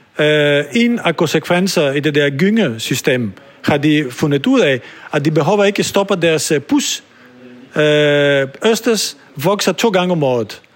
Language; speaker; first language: Danish; non-native, fluent; French